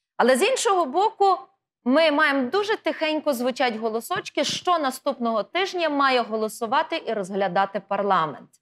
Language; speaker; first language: Ukrainian; native; Ukrainian